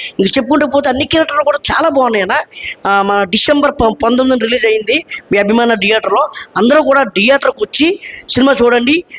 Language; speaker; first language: Telugu; native; Telugu